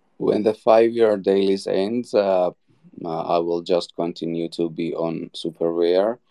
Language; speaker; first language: English; non-native, learner; Georgian